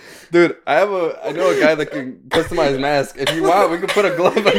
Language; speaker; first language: English; early bilingual, other home language; Spanish